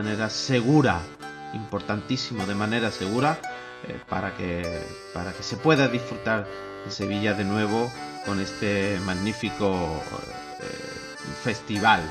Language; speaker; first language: Spanish; native; Spanish